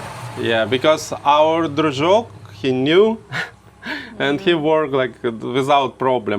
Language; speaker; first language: English; non-native, learner; Russian